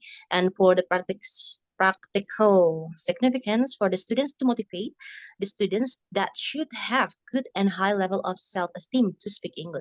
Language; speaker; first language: English; non-native, learner; Indonesian